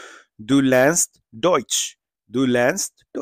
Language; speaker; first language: German; non-native, fluent; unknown